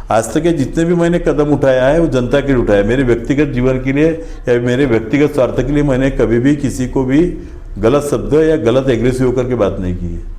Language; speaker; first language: Hindi; non-native, local second language; Marathi